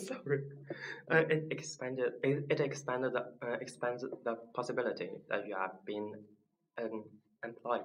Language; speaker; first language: English; non-native, learner; Chinese